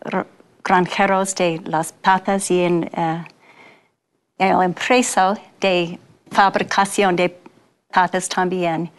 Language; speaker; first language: Spanish; non-native, fluent; English